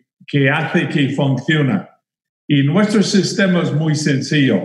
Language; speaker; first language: Spanish; non-native, fluent; English